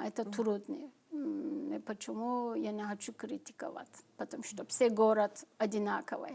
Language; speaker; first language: Russian; non-native, learner; Turkish